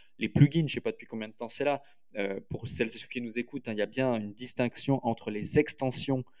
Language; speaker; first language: French; native; French